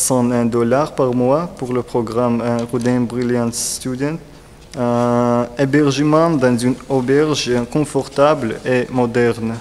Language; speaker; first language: French; non-native, learner; Russian